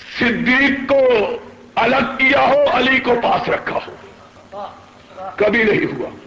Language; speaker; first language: Urdu; non-native, local second language; Punjabi